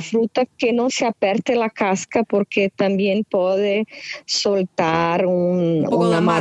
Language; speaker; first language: Spanish; non-native, fluent; Portuguese